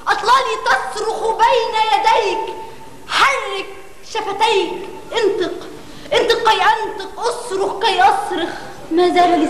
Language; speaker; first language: Arabic; native; Arabic